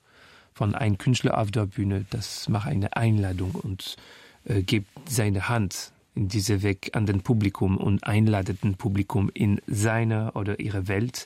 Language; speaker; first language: German; non-native, fluent; French